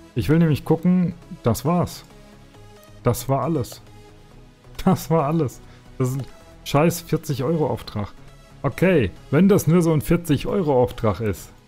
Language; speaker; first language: German; native; German